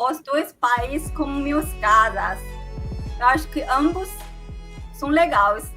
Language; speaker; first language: Portuguese; early bilingual, heritage; Chinese